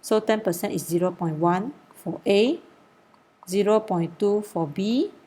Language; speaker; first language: English; non-native, local second language; Malay